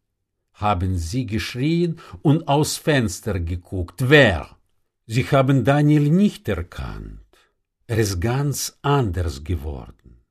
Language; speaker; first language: German; non-native, fluent; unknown